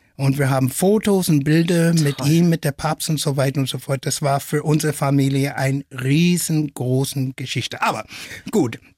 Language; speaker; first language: German; non-native, fluent; English